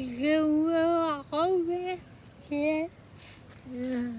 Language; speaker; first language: French; non-native, learner; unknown